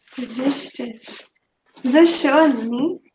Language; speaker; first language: German; non-native, fluent; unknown